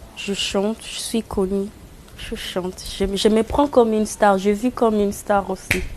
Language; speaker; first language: French; non-native, local second language; Lingala